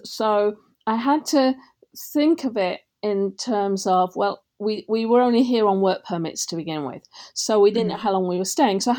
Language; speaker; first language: English; native; English